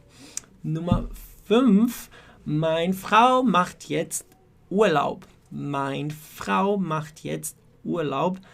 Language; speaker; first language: German; non-native, fluent; Portuguese